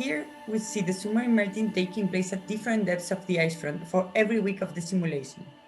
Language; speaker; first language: English; non-native, fluent; Spanish